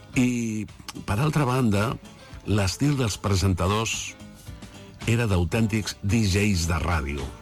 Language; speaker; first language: Catalan; native; Catalan